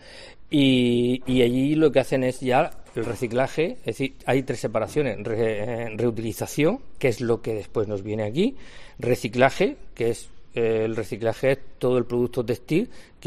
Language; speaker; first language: Spanish; native; Spanish